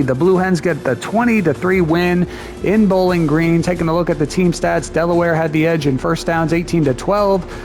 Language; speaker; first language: English; native; English